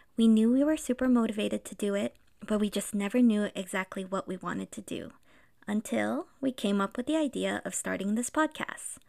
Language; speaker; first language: English; native; English